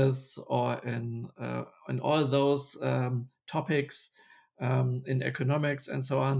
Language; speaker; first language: English; non-native, fluent; German